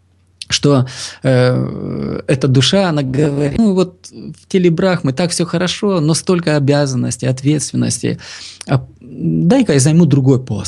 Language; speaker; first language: Russian; native; Russian